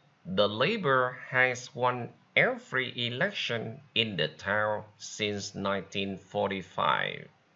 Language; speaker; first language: English; non-native, fluent; Vietnamese